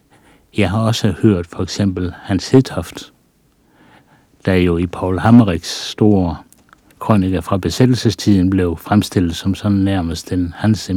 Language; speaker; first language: Danish; native; Danish